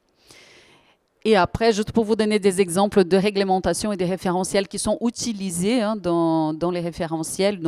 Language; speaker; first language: French; native; French